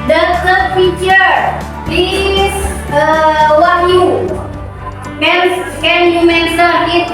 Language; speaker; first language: English; non-native, learner; Indonesian